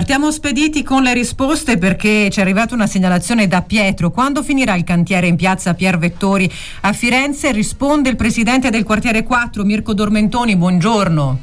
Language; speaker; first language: Italian; native; Italian